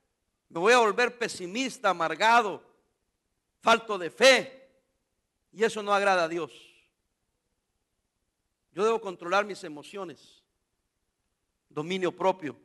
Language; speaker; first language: Spanish; native; Spanish